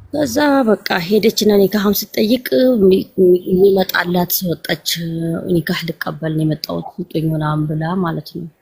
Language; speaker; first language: Amharic; non-native, local second language; Afar